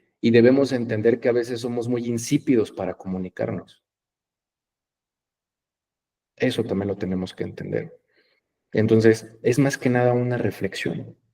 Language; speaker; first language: Spanish; native; Spanish